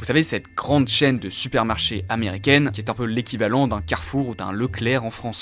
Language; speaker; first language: French; native; French